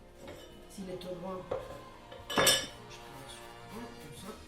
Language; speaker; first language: French; non-native, fluent; Italian